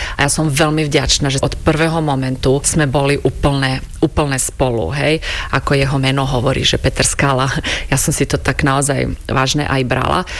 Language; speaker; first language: Slovak; non-native, fluent; Croatian